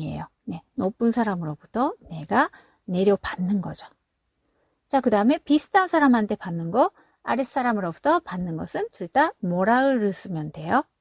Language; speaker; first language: Korean; non-native, fluent; Japanese